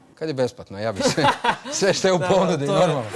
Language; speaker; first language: Croatian; native; Croatian